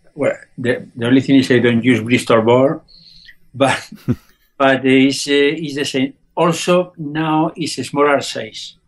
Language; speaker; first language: English; non-native, fluent; Spanish